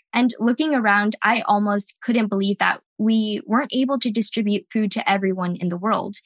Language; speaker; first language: English; native; English